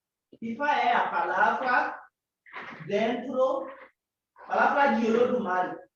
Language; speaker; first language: Portuguese; non-native, learner; Yoruba